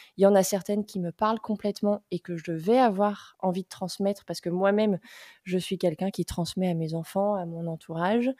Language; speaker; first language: French; native; French